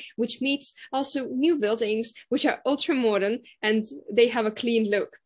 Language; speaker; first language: English; non-native, fluent; Russian